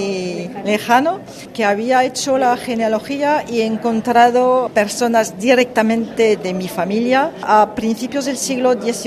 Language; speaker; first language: Spanish; early bilingual, heritage; French